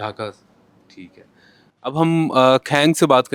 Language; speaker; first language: Hindi; native; Hindi